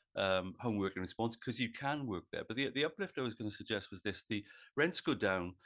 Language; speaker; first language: English; native; English